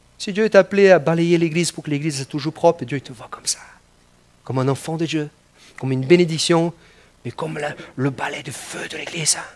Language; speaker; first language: French; non-native, fluent; Portuguese